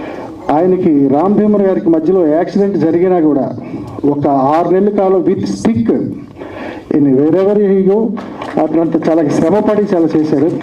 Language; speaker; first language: Telugu; native; Telugu